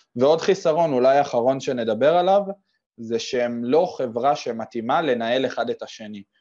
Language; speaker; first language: Hebrew; native; Hebrew